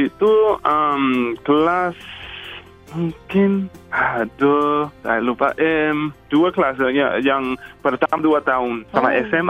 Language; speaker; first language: Indonesian; non-native, fluent; English